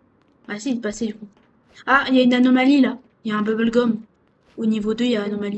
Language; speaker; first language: French; native; French